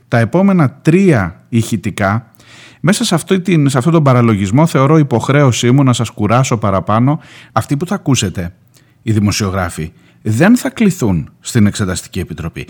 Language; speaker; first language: Greek; native; Greek